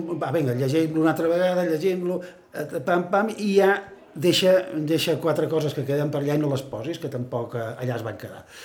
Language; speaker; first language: Catalan; native; Catalan